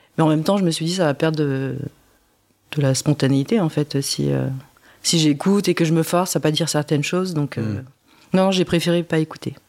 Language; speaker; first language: French; early bilingual, other home language; Korean